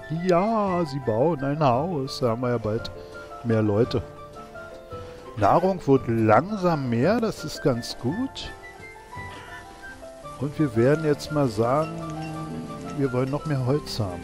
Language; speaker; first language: German; native; German